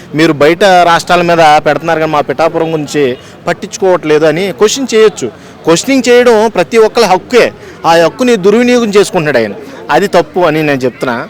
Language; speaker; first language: Telugu; native; Telugu